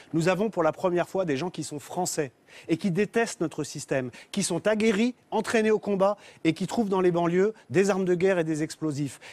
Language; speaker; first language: French; native; French